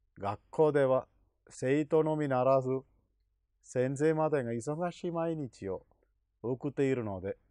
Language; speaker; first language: Japanese; non-native, fluent; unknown